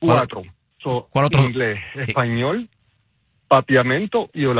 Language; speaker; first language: Spanish; non-native, fluent; Papiamento